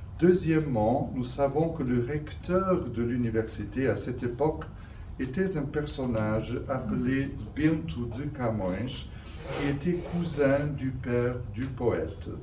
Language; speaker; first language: French; non-native, fluent; Portuguese